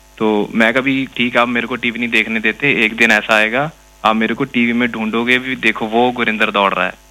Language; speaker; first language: Hindi; non-native, local second language; Punjabi